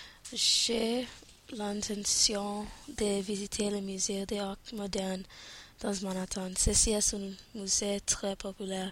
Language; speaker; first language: French; non-native, learner; English